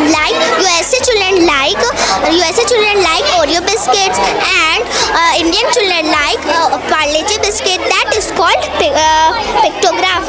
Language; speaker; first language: English; non-native, learner; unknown